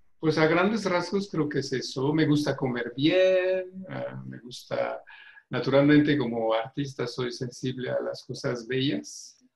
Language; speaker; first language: Spanish; non-native, fluent; French